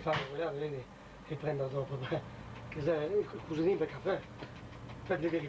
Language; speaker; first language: Italian; non-native, local second language; Croatian